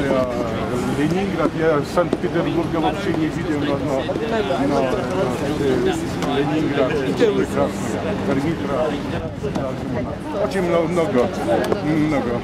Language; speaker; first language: Russian; non-native, learner; Polish